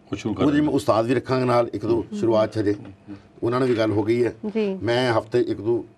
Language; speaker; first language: Punjabi; native; Punjabi